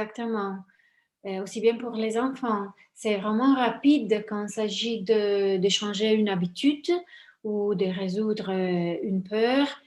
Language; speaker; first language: French; non-native, fluent; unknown